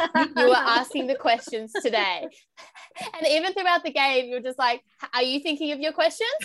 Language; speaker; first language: English; native; English